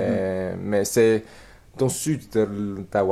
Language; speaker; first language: French; non-native, learner; Chinese